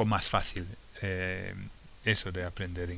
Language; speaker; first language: Spanish; non-native, fluent; English